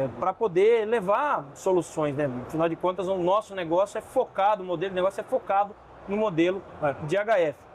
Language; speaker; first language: Portuguese; native; Portuguese